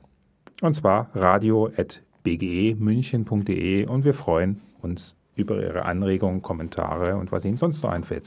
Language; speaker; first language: German; native; German